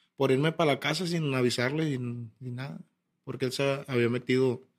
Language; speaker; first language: Spanish; native; Spanish